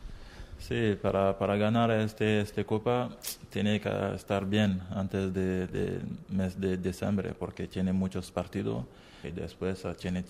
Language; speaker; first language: Spanish; non-native, learner; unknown